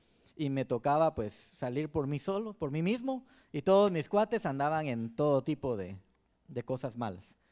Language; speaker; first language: Spanish; native; Spanish